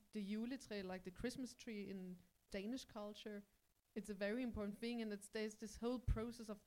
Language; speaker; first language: English; early bilingual, heritage; English